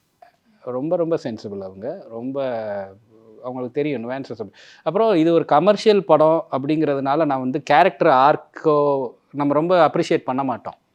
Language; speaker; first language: Tamil; native; Tamil